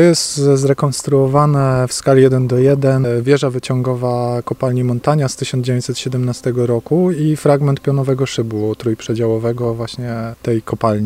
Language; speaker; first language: Polish; native; Polish